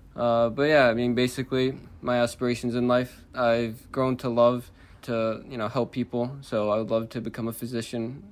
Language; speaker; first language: English; native; English